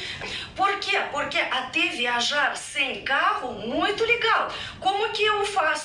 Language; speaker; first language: Portuguese; non-native, fluent; Russian